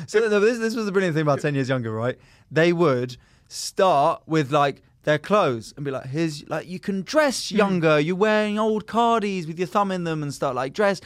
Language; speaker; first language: English; native; English